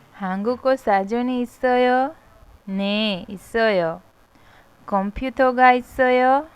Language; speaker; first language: Korean; non-native, fluent; Hindi